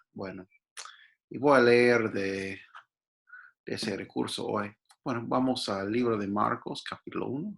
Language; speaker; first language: Spanish; non-native, fluent; English